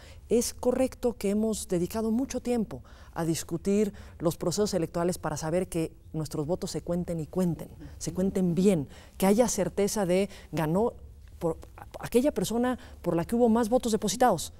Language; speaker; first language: Spanish; native; Spanish